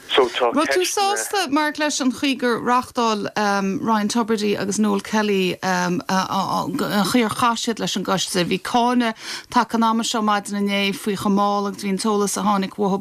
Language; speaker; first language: Irish; native; Irish